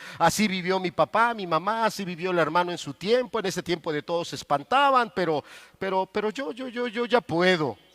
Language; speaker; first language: Spanish; native; Spanish